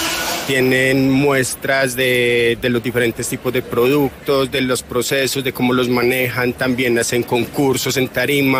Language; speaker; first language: Spanish; native; Spanish